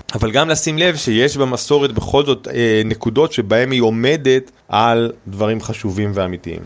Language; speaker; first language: Hebrew; native; Hebrew